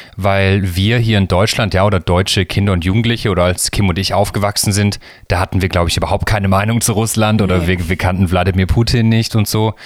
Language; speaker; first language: German; native; German